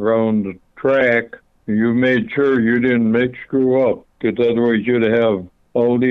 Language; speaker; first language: English; native; English